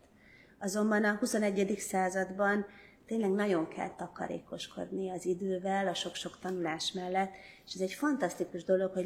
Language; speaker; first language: Hungarian; native; Hungarian